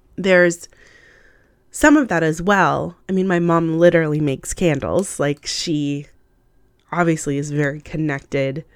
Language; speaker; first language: English; early bilingual, other home language; Hindi